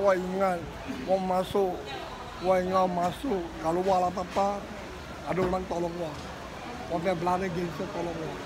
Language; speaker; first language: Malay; non-native, local second language; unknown